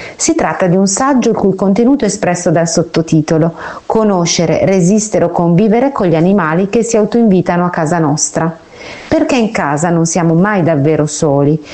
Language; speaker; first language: Italian; native; Italian